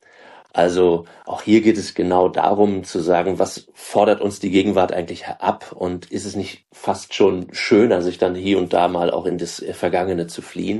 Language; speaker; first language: German; native; German